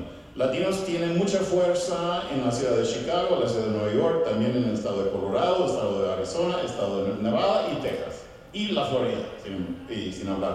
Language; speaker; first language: Spanish; early bilingual, heritage; Spanish